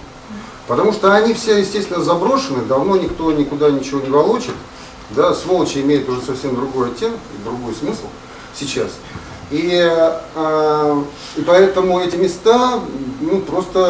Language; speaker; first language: Russian; native; Russian